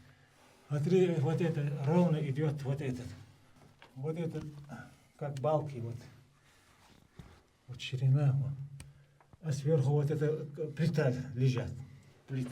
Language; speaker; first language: Russian; native; Russian